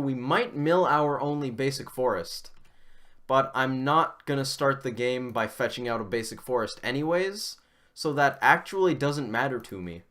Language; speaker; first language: English; native; English